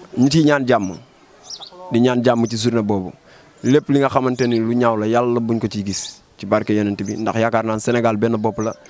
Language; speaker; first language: Wolof; native; Wolof